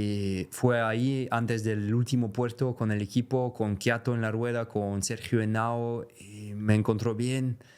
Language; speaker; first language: Spanish; non-native, fluent; French